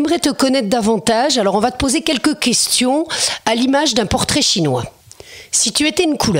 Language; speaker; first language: French; native; French